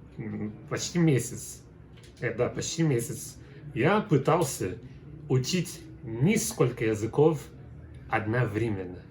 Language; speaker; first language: Russian; non-native, learner; Portuguese